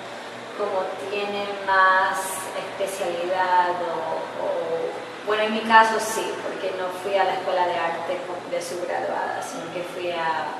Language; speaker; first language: Spanish; early bilingual, heritage; English